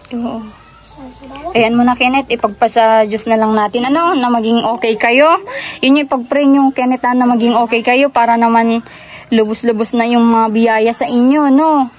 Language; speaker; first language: Filipino; native; Filipino